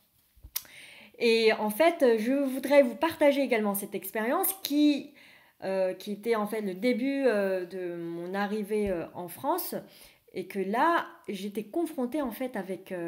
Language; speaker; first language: French; early bilingual, other home language; Vietnamese